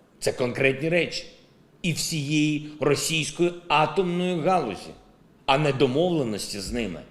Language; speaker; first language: Ukrainian; non-native, local second language; Russian